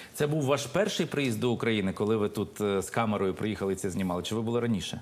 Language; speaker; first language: Ukrainian; native; Ukrainian